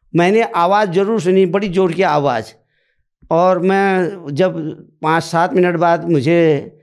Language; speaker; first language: Hindi; native; Hindi